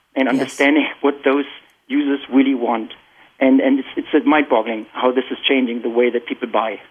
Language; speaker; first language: English; non-native, fluent; German